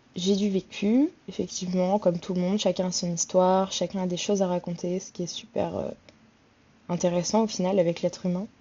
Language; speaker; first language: French; native; French